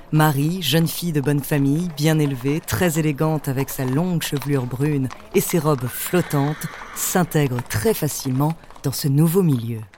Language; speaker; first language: French; native; French